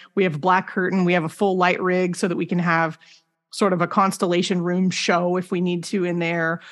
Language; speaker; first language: English; native; English